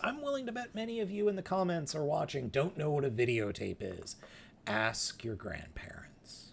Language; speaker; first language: English; native; English